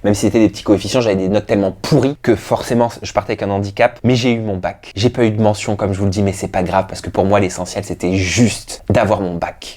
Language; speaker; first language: French; native; French